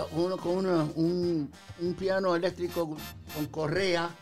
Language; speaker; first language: Spanish; early bilingual, heritage; Spanish